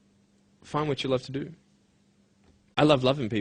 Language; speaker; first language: English; native; English